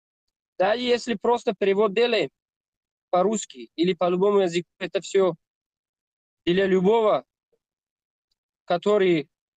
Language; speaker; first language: Russian; non-native, learner; Tajik